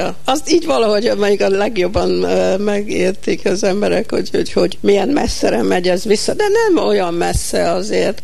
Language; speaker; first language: Hungarian; early bilingual, heritage; Hungarian